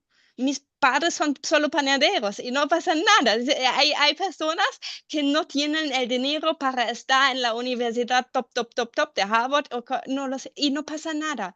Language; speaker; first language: Spanish; non-native, fluent; German